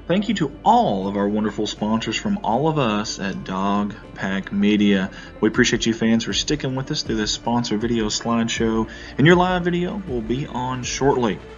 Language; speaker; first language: English; native; English